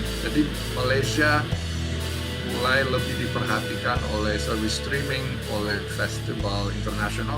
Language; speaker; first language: Indonesian; non-native, fluent; English